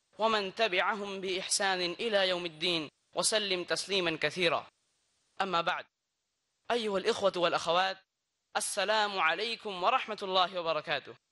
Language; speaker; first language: Arabic; non-native, fluent; Bangla